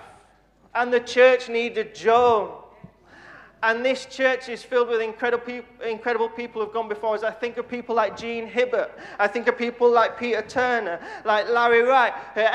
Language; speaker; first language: English; native; English